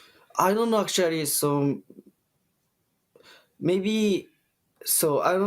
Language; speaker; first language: English; non-native, learner; Japanese